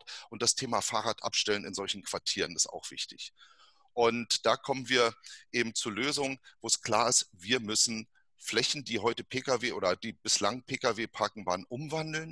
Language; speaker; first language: German; native; German